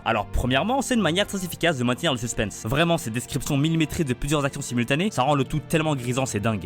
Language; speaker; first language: French; native; French